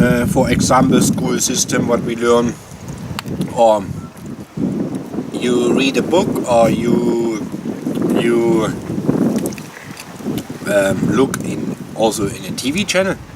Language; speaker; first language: English; non-native, learner; German